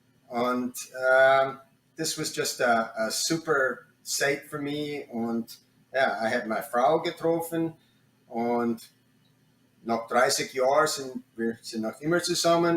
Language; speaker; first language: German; non-native, learner; English